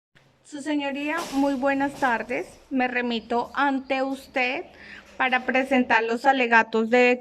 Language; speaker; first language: Spanish; native; Spanish